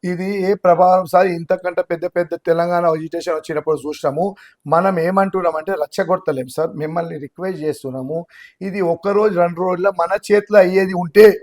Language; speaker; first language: Telugu; non-native, local second language; Gujarati